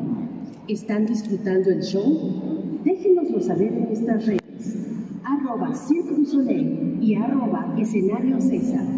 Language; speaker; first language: Spanish; native; Spanish